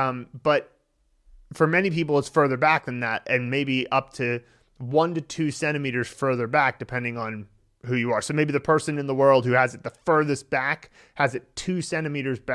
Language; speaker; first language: English; native; English